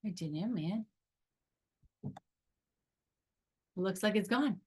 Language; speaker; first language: English; native; English